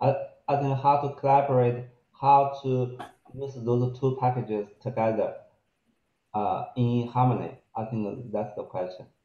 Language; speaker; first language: English; non-native, fluent; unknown